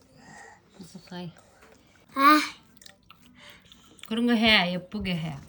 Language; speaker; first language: Korean; non-native, learner; Kazakh